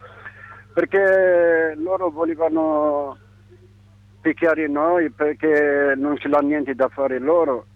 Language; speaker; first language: Italian; non-native, learner; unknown